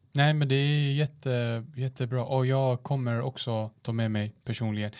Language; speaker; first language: Swedish; early bilingual, other home language; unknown